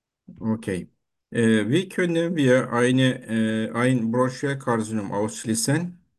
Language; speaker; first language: German; non-native, fluent; Turkish